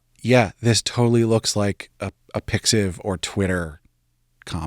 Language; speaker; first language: English; native; English